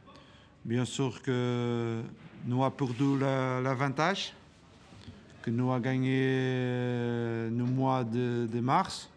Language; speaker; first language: French; non-native, learner; Portuguese